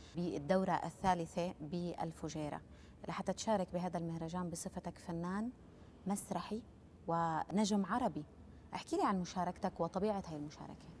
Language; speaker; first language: Arabic; native; Arabic